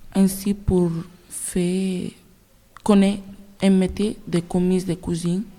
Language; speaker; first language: French; non-native, learner; Spanish